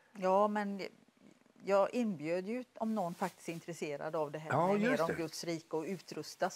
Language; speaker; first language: Swedish; native; Swedish